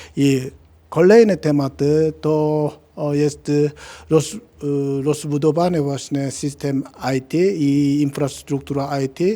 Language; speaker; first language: Polish; non-native, learner; Korean